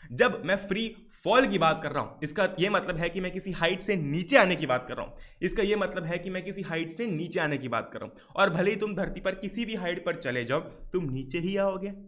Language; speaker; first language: Hindi; native; Hindi